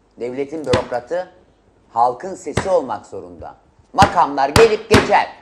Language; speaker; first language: Turkish; native; Turkish